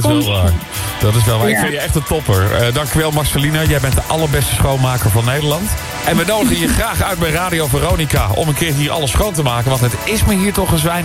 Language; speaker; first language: Dutch; native; Dutch